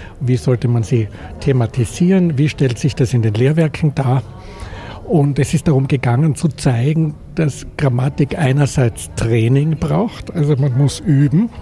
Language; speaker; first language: German; native; German